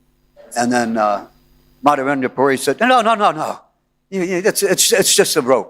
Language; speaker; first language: English; native; English